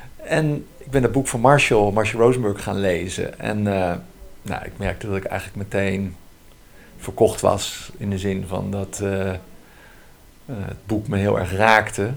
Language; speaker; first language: Dutch; native; Dutch